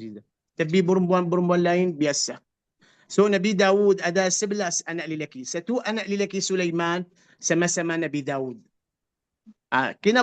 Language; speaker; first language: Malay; non-native, fluent; Arabic